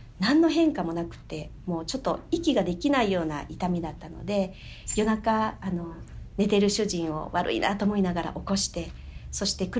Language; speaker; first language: Japanese; native; Japanese